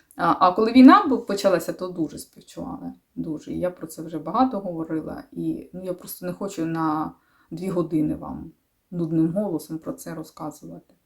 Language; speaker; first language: Ukrainian; native; Ukrainian